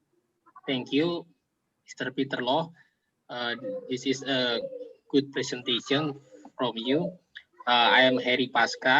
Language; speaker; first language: English; non-native, local second language; Indonesian